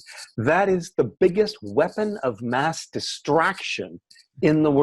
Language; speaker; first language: English; native; English